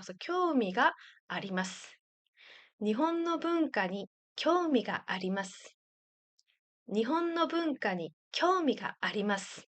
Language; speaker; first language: Japanese; non-native, fluent; Korean